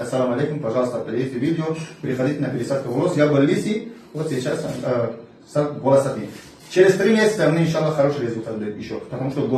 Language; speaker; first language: Russian; non-native, fluent; Tajik